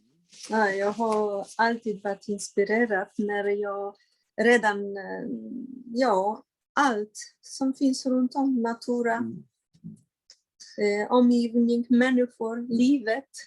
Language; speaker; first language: Swedish; non-native, fluent; Polish